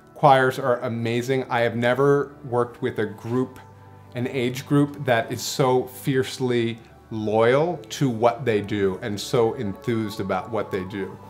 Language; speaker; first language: English; native; English